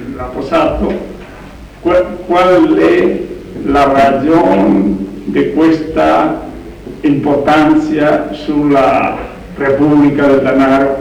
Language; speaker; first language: Italian; non-native, learner; Spanish